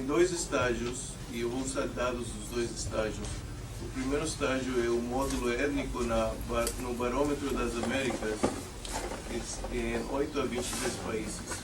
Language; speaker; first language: Portuguese; non-native, fluent; English